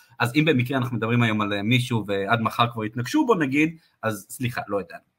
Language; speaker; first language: Hebrew; native; Hebrew